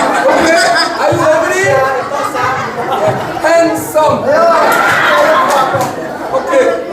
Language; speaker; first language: English; non-native, learner; Korean